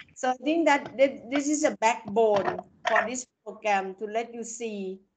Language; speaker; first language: English; non-native, fluent; Thai